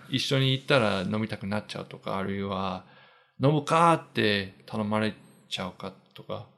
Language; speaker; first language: Japanese; non-native, fluent; English